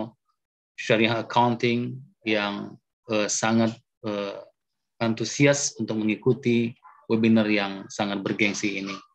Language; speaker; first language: Indonesian; native; Indonesian